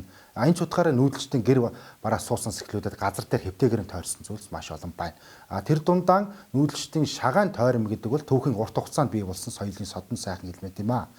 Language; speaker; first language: Mongolian; native; Mongolian